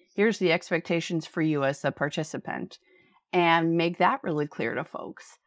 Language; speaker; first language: English; native; English